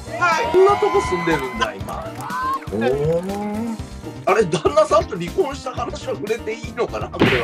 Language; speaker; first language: Japanese; native; Japanese